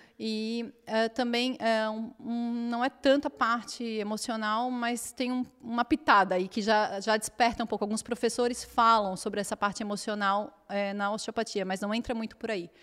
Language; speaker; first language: Portuguese; native; Portuguese